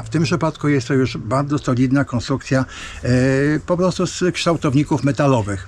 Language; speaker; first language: Polish; native; Polish